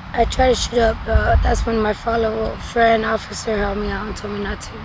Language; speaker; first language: English; non-native, fluent; Spanish